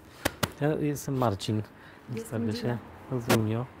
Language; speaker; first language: Polish; native; Polish